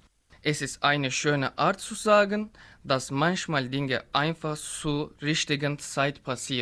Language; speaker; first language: German; non-native, learner; Turkish